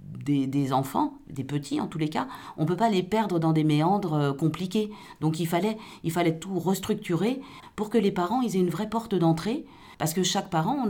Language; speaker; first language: French; native; French